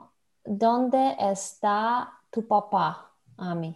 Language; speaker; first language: Spanish; non-native, learner; Russian